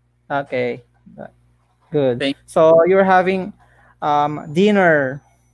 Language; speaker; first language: English; non-native, local second language; Filipino